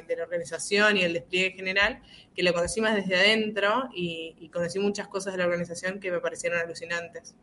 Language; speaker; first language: Spanish; native; Spanish